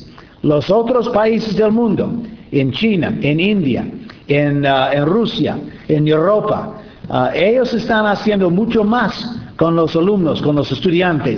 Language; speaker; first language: Spanish; non-native, fluent; English